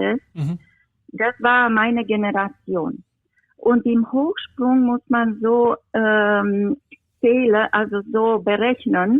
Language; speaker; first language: German; non-native, fluent; Romanian